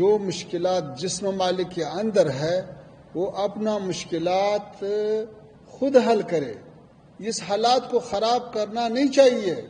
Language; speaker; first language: Hindi; non-native, fluent; Pashto